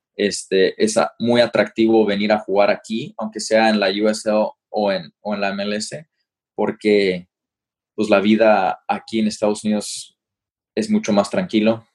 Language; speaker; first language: Spanish; early bilingual, heritage; Spanish